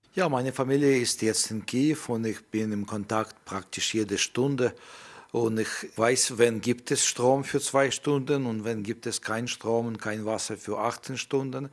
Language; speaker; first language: German; non-native, learner; Ukrainian